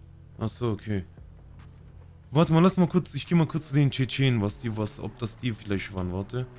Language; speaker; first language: German; early bilingual, other home language; Turkish